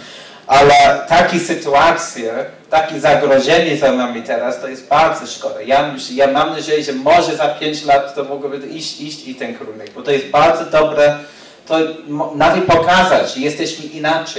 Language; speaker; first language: Polish; non-native, fluent; English